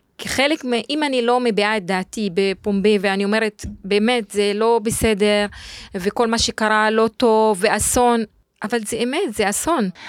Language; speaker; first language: Hebrew; non-native, local second language; Arabic